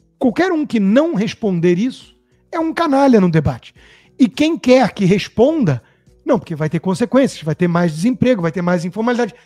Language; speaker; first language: Portuguese; native; Portuguese